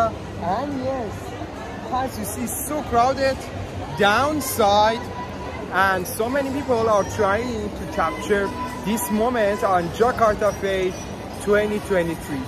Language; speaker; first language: English; non-native, learner; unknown